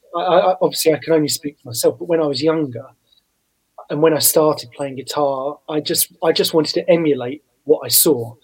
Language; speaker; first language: English; native; English